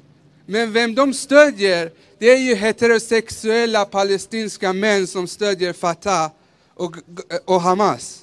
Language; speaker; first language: Swedish; early bilingual, other home language; Persian